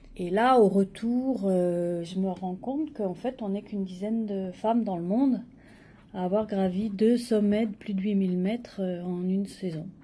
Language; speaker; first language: French; native; French